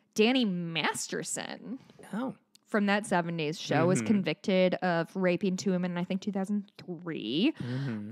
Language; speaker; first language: English; native; English